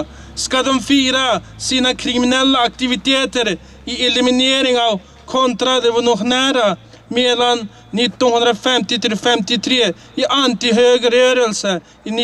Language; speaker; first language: Swedish; non-native, fluent; Uyghur